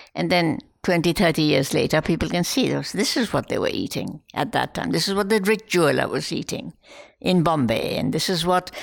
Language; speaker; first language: English; non-native, local second language; Hindi